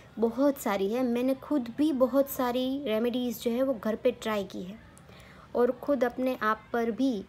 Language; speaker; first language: Hindi; non-native, local second language; Gujarati